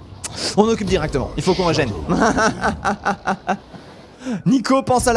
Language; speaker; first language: French; native; French